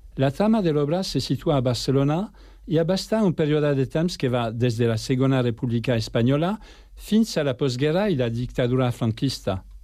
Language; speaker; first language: Catalan; non-native, learner; French